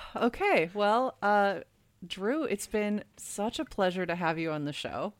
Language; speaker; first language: English; native; English